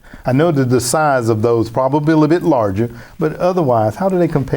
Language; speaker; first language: English; native; English